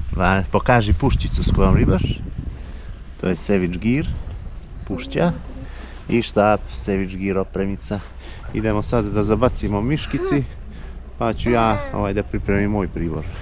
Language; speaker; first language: Serbian; native; Serbian